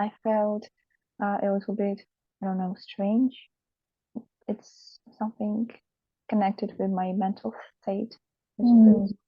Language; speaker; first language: English; non-native, learner; Russian